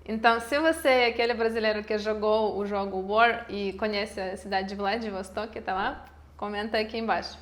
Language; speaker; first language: Portuguese; non-native, fluent; Russian